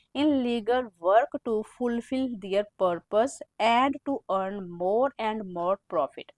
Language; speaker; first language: English; non-native, local second language; Punjabi